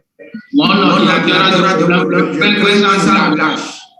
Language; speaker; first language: French; non-native, fluent; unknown